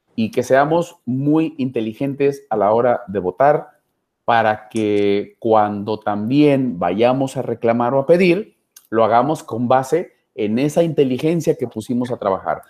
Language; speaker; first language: Spanish; native; Spanish